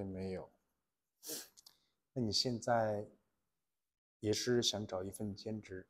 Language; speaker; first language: Chinese; native; Chinese